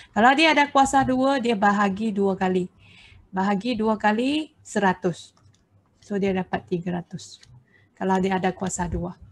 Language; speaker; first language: Malay; native; Malay